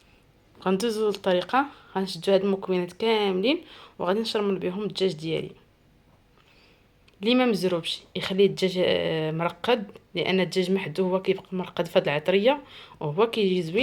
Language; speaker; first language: Arabic; native; Arabic